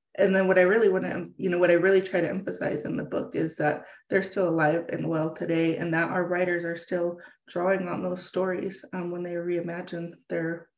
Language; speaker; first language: English; native; English